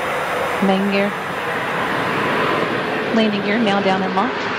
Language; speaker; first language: English; native; English